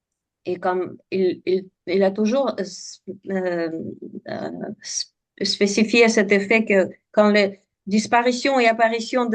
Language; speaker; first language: French; non-native, fluent; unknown